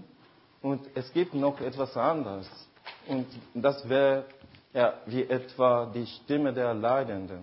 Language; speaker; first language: German; non-native, fluent; Japanese